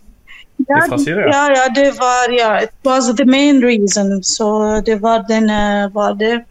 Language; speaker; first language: Norwegian; non-native, learner; Arabic